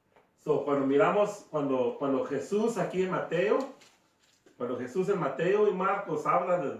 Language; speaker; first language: Spanish; early bilingual, heritage; Spanish